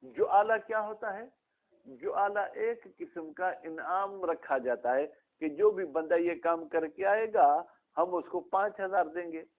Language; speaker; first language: Urdu; non-native, local second language; Sindhi